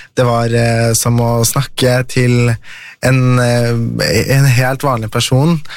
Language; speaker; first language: Norwegian; early bilingual, other home language; Persian